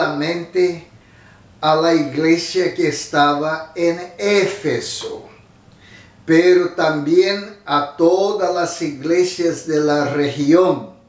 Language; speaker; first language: Spanish; non-native, fluent; Portuguese